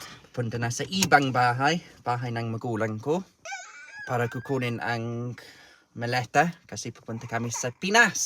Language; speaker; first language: Filipino; non-native, learner; English